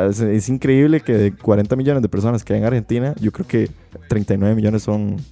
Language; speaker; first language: Spanish; native; Spanish